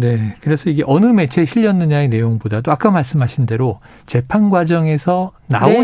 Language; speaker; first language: Korean; native; Korean